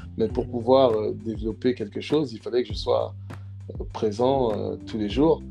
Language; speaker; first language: French; early bilingual, other home language; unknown